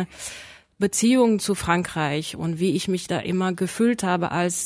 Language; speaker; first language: German; non-native, fluent; French